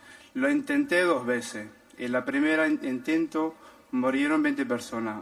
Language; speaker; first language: Spanish; non-native, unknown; Arabic